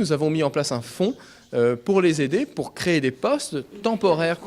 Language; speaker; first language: French; native; French